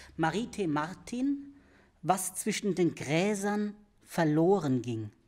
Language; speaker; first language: German; early bilingual, other home language; English